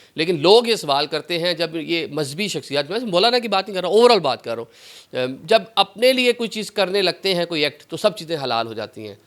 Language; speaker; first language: Urdu; native; Urdu